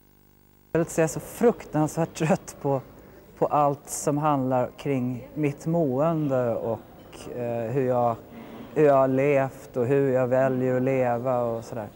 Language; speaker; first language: Swedish; native; Swedish